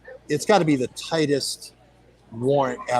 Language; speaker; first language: English; native; English